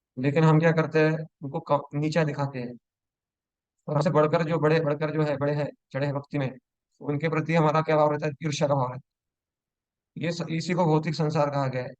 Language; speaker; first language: Hindi; non-native, local second language; Marathi